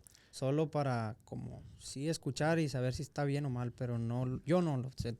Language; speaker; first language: Spanish; native; Spanish